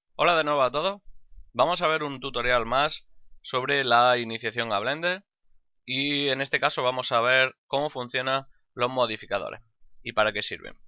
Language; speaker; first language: Spanish; native; Spanish